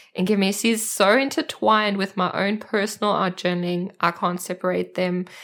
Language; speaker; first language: English; native; English